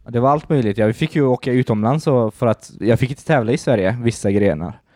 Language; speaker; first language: Swedish; early bilingual, other home language; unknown